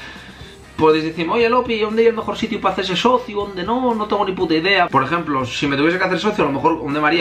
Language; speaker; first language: Spanish; native; Spanish